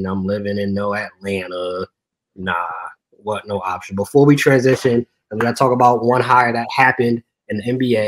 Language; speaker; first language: English; native; English